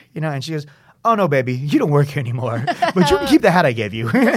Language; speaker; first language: English; native; English